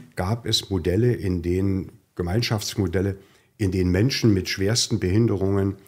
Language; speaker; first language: German; native; German